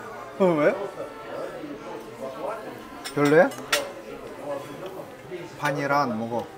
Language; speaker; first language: Korean; non-native, learner; Russian